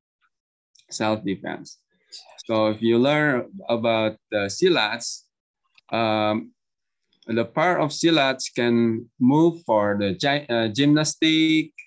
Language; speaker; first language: English; non-native, learner; Indonesian